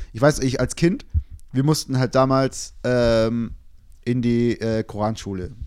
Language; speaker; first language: German; early bilingual, other home language; Turkish